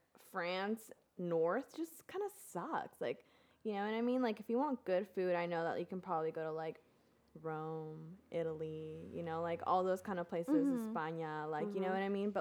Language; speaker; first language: English; early bilingual, other home language; Spanish